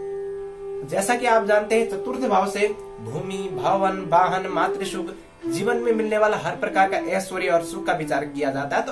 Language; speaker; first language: Hindi; native; Hindi